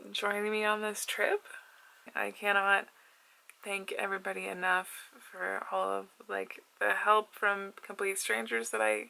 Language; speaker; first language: English; native; English